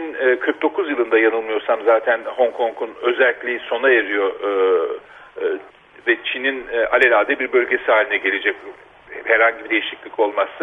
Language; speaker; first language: Turkish; native; Turkish